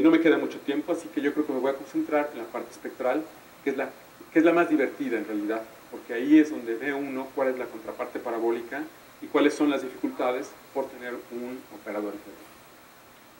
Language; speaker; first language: Spanish; native; Spanish